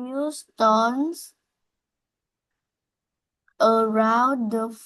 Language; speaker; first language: English; non-native, learner; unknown